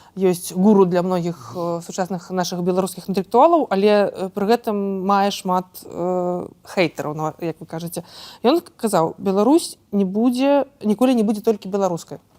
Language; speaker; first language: Belarusian; non-native, local second language; Russian